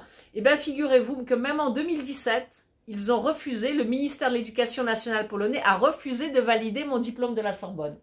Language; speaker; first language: French; early bilingual, other home language; Polish